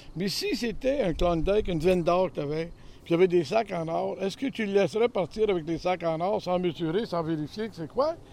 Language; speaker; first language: French; native; French